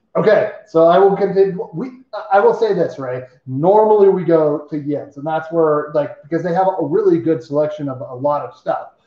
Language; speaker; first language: English; native; English